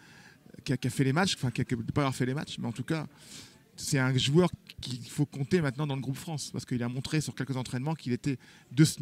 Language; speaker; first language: French; native; French